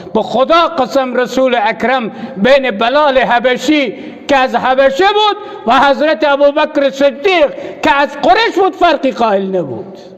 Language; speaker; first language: Persian; non-native, local second language; Baluchi